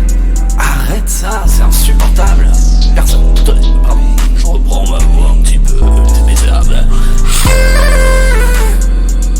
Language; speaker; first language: French; native; French